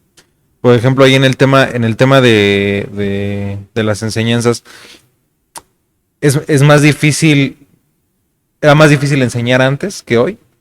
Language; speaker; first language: Spanish; native; Spanish